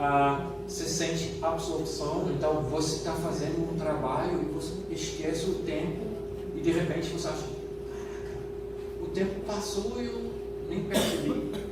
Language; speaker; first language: Portuguese; non-native, fluent; German